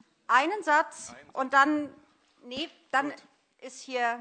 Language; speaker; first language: German; native; German